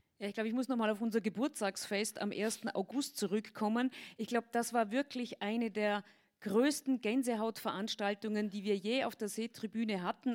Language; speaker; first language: German; native; German